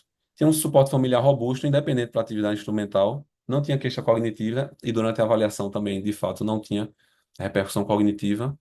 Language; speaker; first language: Portuguese; native; Portuguese